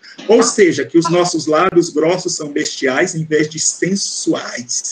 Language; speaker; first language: Portuguese; native; Portuguese